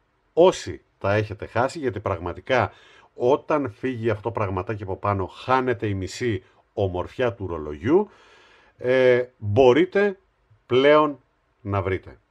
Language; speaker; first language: Greek; native; Greek